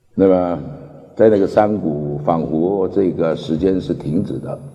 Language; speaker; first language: Chinese; early bilingual, other home language; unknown